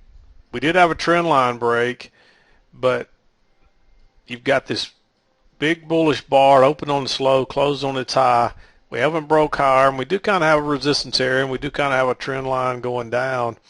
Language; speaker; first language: English; native; English